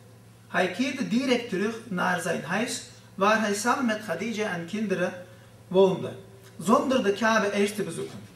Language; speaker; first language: Dutch; non-native, fluent; Turkish